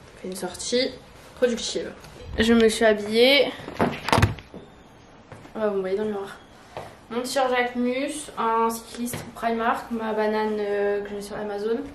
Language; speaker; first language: French; native; French